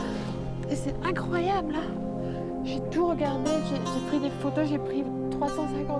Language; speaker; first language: French; early bilingual, other home language; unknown